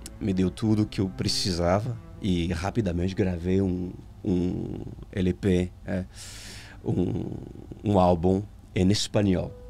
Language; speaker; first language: Portuguese; non-native, fluent; French